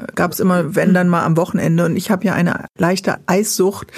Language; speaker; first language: German; native; German